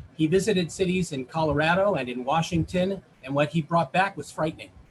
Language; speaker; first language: English; native; English